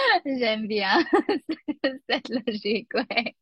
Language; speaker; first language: French; non-native, learner; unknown